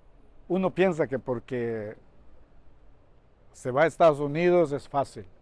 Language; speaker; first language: Spanish; non-native, local second language; Yucateco